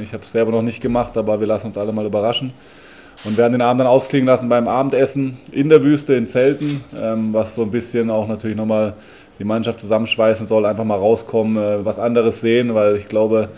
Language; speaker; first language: German; native; German